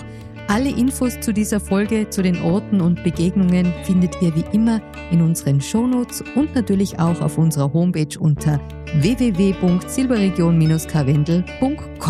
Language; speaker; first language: German; native; German